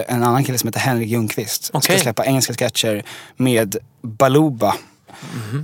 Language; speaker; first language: Swedish; native; Swedish